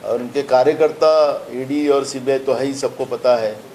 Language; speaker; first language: Hindi; non-native, local second language; Marathi